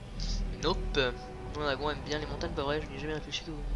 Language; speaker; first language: French; native; French